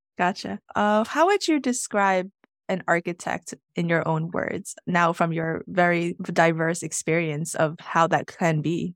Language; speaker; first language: English; native; English